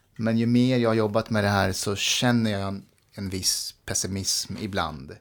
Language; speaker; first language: Swedish; early bilingual, other home language; Persian